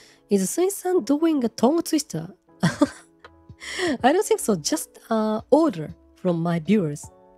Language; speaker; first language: English; non-native, learner; Japanese